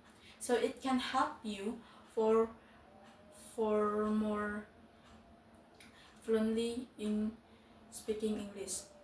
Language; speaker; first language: English; non-native, fluent; Indonesian